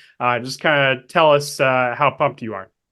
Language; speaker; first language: English; native; English